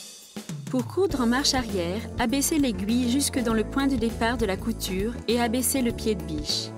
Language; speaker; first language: French; native; French